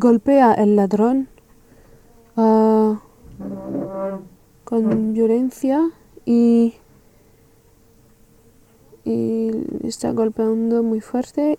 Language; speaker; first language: Spanish; non-native, learner; French